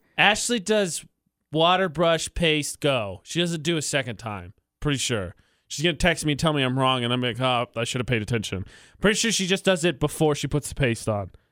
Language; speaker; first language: English; native; English